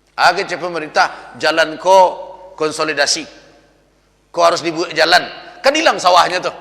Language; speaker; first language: Malay; non-native, local second language; Minangkabau